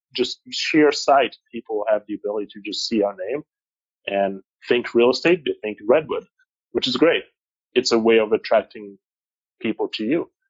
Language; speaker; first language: English; non-native, fluent; French